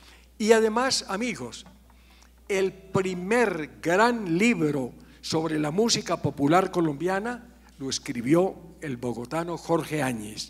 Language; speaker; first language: Spanish; native; Spanish